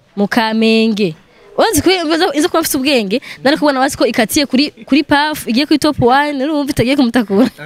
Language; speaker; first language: Rundi; non-native, local second language; Swahili